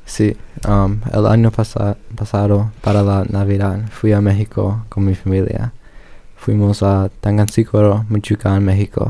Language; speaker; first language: Spanish; early bilingual, other home language; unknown